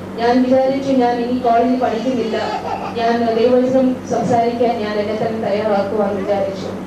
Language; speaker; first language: Malayalam; early bilingual, heritage; Malayalam